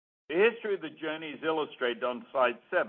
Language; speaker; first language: English; native; English